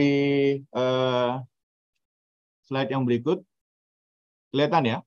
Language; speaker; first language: Indonesian; native; Indonesian